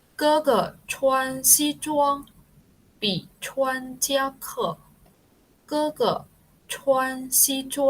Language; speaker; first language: Chinese; non-native, fluent; Thai